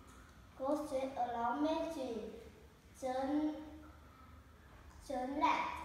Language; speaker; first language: English; non-native, learner; Vietnamese